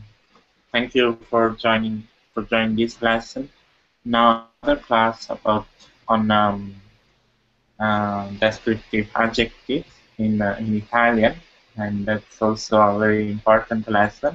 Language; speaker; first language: English; non-native, fluent; Italian